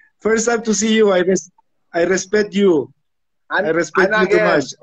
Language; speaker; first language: English; non-native, learner; Spanish